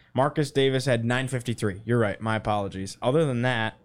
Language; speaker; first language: English; native; English